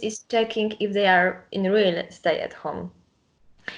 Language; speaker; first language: English; non-native, learner; Polish